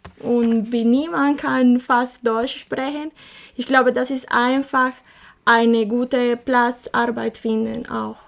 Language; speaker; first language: German; non-native, learner; Spanish